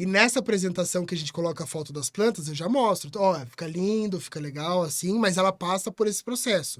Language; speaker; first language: Portuguese; native; Portuguese